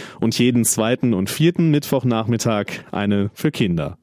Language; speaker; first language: German; native; German